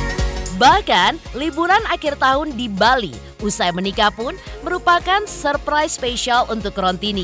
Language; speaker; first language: Indonesian; native; Indonesian